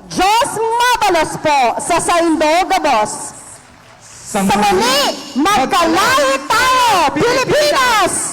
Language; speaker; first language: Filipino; non-native, local second language; Bikol